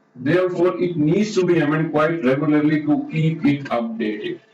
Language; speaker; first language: English; non-native, local second language; Urdu